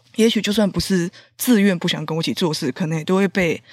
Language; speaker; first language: Chinese; native; Chinese